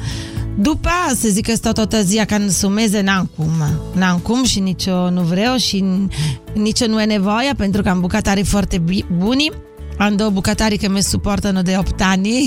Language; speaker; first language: Romanian; non-native, fluent; Italian